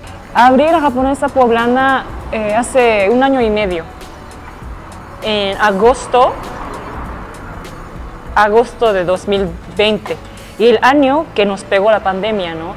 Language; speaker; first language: Spanish; non-native, fluent; Japanese